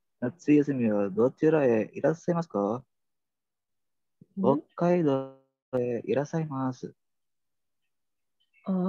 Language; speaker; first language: Japanese; non-native, learner; Indonesian